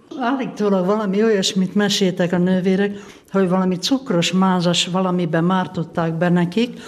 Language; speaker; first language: Hungarian; native; Hungarian